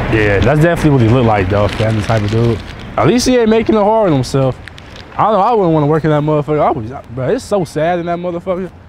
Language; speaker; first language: English; native; English